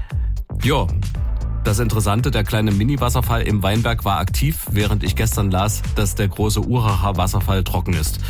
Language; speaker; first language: German; native; German